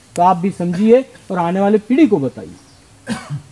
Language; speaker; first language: Hindi; non-native, local second language; Marathi